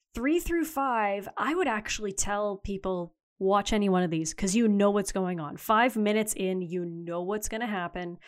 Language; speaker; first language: English; native; English